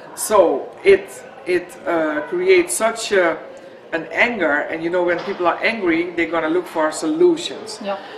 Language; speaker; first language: English; non-native, fluent; Dutch